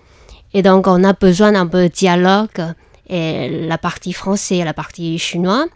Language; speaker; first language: French; non-native, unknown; Chinese